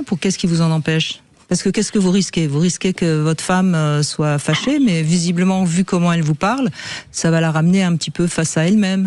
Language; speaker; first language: French; native; French